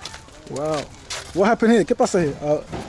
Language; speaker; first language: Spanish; non-native, learner; English